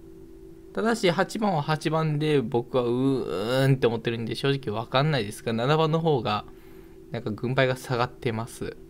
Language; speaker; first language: Japanese; native; Japanese